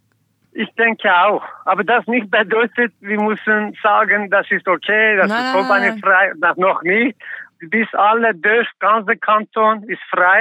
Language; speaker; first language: German; non-native, learner; Kurdish